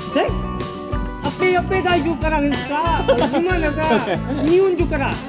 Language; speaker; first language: Japanese; non-native, learner; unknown